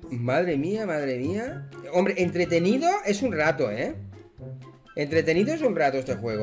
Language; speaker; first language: Spanish; native; Spanish